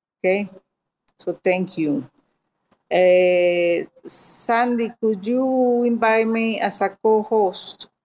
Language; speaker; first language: English; non-native, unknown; Italian